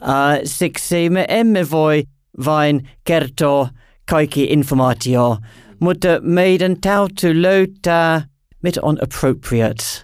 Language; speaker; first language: Finnish; non-native, learner; English